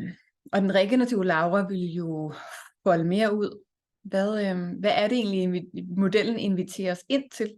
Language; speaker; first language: Danish; native; Danish